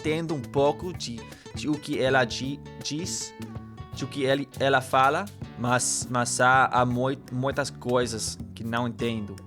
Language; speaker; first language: Portuguese; non-native, learner; English